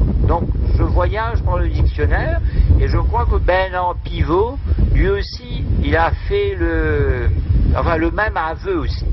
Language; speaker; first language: French; non-native, local second language; Morisyen